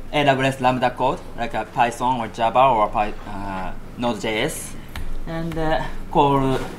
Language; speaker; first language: English; non-native, learner; Japanese